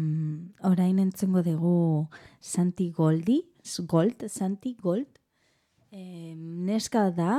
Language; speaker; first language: Basque; non-native, learner; Spanish